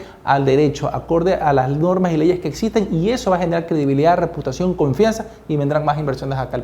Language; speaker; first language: Spanish; native; Spanish